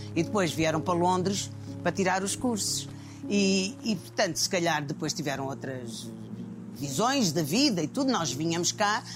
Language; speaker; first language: Portuguese; native; Portuguese